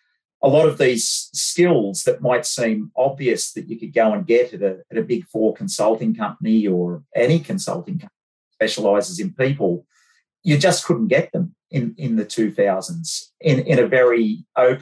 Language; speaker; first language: English; native; English